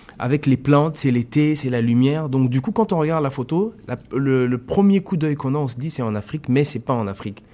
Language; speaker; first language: French; non-native, local second language; Lingala